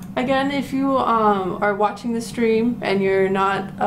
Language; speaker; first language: English; native; English